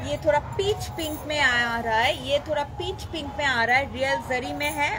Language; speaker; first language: Hindi; non-native, local second language; Bangla